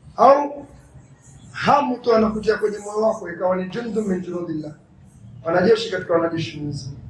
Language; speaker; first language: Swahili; native; Swahili